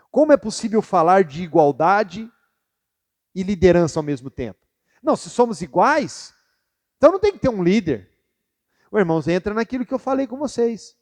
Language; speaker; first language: Portuguese; native; Portuguese